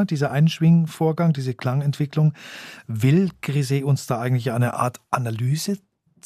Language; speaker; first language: German; native; German